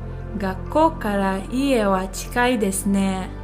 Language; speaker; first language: Japanese; non-native, fluent; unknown